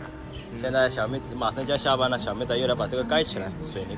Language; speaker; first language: Chinese; native; Chinese